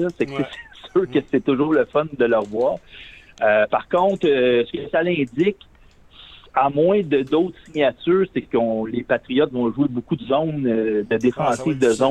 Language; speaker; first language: French; native; French